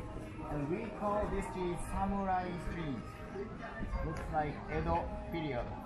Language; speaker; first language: English; non-native, learner; Japanese